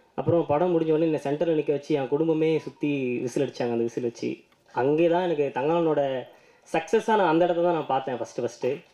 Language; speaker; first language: Tamil; native; Tamil